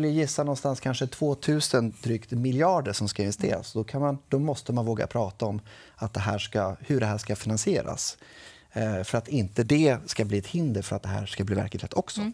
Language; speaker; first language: Swedish; native; Swedish